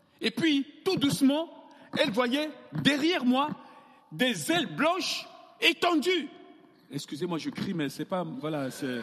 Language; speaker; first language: French; non-native, local second language; Sango